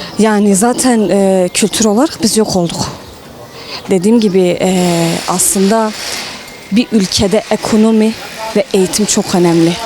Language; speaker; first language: Turkish; non-native, local second language; Kurdish